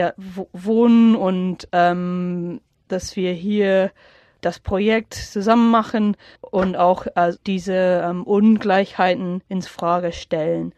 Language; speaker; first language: German; non-native, fluent; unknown